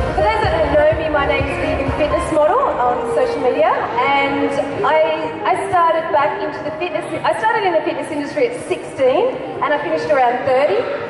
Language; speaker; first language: English; native; English